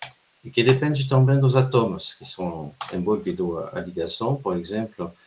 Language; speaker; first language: Portuguese; non-native, fluent; French